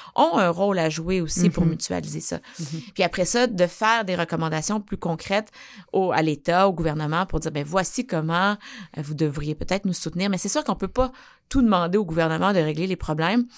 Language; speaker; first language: French; native; French